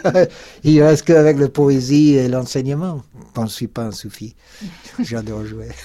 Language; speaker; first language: French; non-native, fluent; English